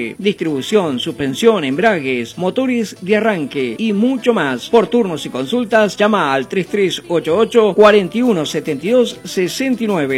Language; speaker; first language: Spanish; native; Spanish